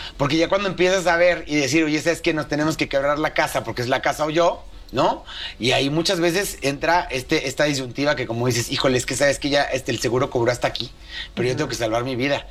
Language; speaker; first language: Spanish; native; Spanish